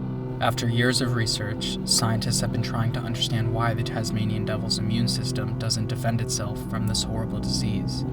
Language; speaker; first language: English; native; English